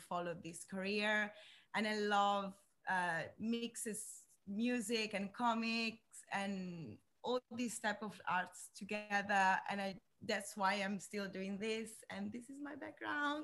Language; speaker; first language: English; non-native, learner; Italian